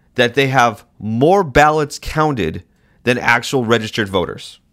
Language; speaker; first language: English; native; English